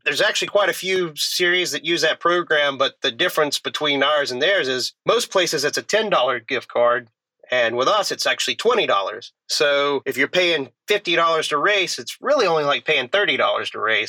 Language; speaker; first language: English; native; English